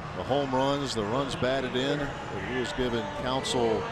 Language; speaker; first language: English; native; English